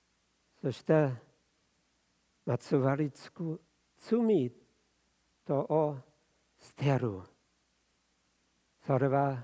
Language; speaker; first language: Japanese; non-native, fluent; German